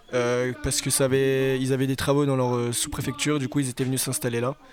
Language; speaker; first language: French; native; French